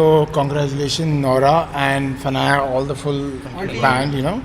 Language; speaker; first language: Hindi; native; Hindi